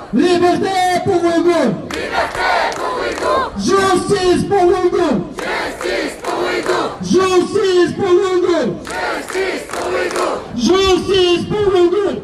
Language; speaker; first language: French; non-native, fluent; Uyghur